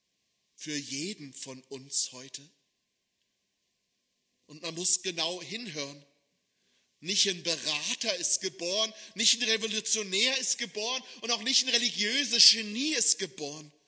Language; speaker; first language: German; native; German